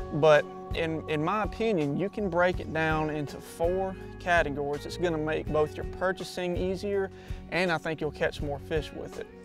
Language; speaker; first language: English; native; English